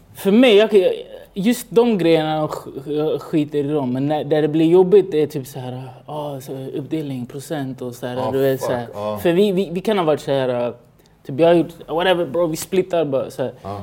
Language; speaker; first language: Swedish; early bilingual, other home language; Spanish